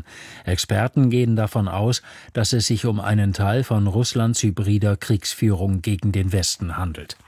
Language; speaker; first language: German; native; German